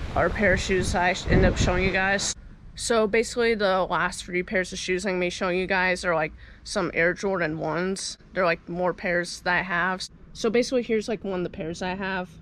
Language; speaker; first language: English; native; English